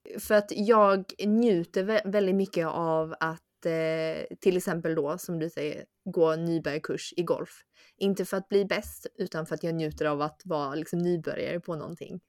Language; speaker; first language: Swedish; early bilingual, other home language; Chinese